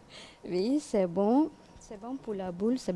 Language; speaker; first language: French; non-native, learner; Tamil